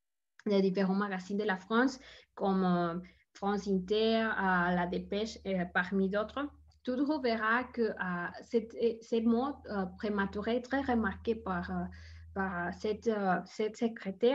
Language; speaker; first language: French; non-native, learner; Spanish